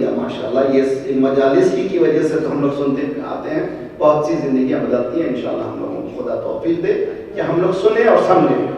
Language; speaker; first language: Urdu; native; Urdu